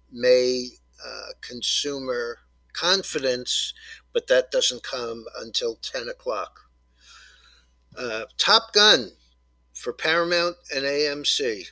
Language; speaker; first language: English; native; English